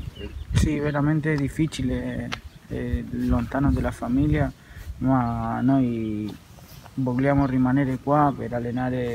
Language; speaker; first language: Italian; non-native, learner; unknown